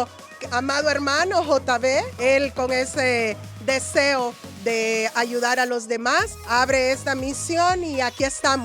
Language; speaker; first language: Spanish; native; Spanish